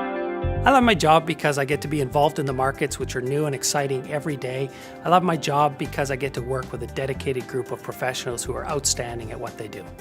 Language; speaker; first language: English; native; English